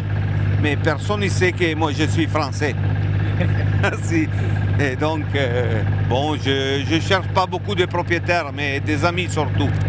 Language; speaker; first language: French; non-native, fluent; Italian